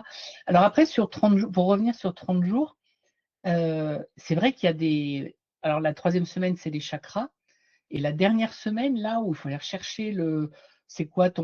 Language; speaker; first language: French; native; French